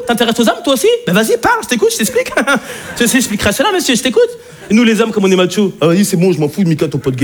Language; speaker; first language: French; native; French